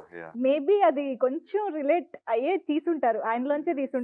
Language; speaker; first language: Telugu; native; Telugu